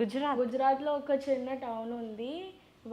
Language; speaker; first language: Telugu; non-native, local second language; Gujarati